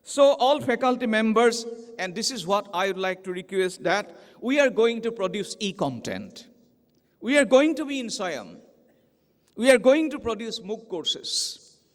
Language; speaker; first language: English; non-native, local second language; Assamese